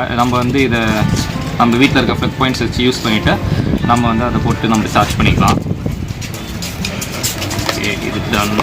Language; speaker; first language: Tamil; native; Tamil